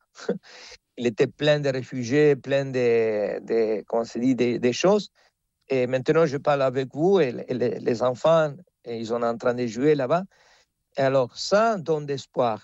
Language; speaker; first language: French; non-native, fluent; Spanish